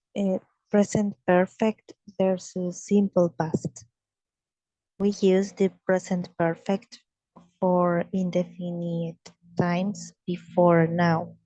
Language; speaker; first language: English; non-native, learner; Spanish